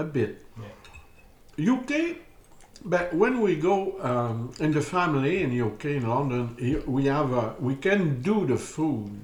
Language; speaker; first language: English; non-native, learner; French